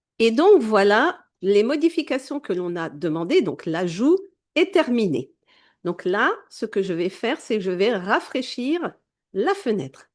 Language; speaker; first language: French; native; French